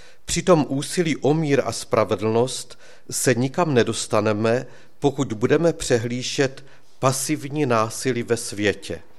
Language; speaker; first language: Czech; native; Czech